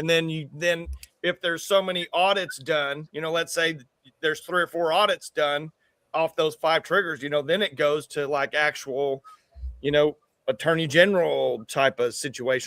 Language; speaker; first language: English; native; English